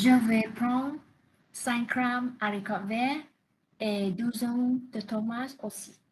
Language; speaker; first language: French; non-native, learner; Vietnamese